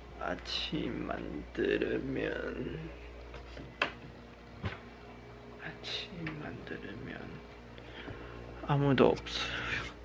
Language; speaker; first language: Korean; non-native, learner; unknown